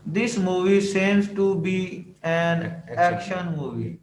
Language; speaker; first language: English; non-native, learner; Urdu